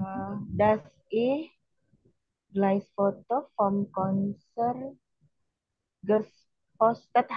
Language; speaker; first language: German; non-native, learner; Indonesian